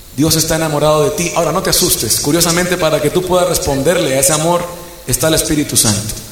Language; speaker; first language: Spanish; native; Spanish